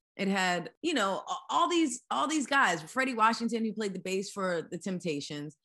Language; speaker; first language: English; native; English